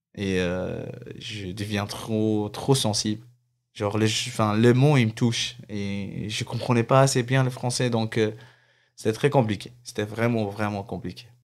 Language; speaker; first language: French; non-native, fluent; Arabic